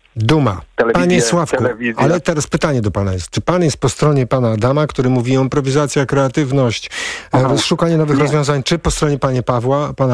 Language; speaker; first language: Polish; native; Polish